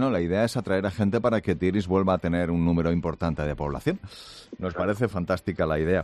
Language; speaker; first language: Spanish; native; Spanish